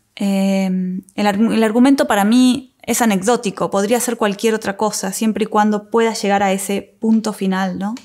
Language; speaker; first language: Spanish; native; Spanish